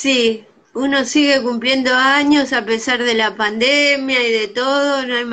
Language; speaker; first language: Spanish; native; Spanish